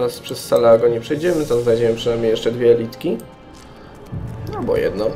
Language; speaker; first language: Polish; native; Polish